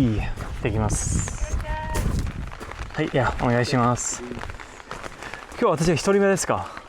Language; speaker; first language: Japanese; non-native, fluent; English